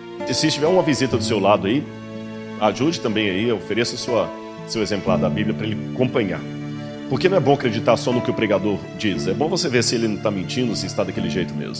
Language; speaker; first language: Portuguese; native; Portuguese